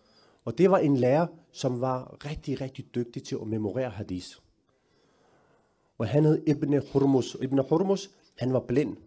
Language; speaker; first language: Danish; early bilingual, other home language; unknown